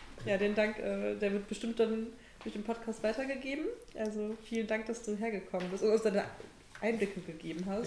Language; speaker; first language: German; native; German